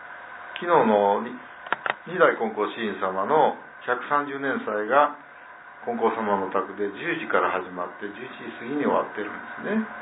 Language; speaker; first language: Japanese; native; Japanese